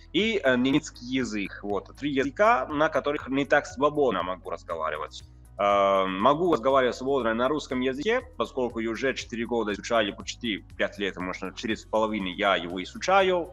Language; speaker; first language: Russian; non-native, fluent; Italian